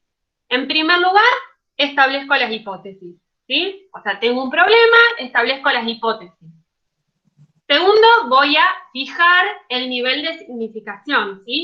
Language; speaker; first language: Spanish; native; Spanish